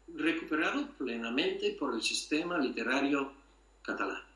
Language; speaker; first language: Spanish; non-native, fluent; English